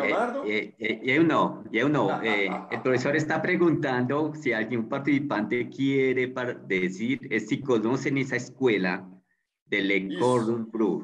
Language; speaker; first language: Portuguese; non-native, learner; Spanish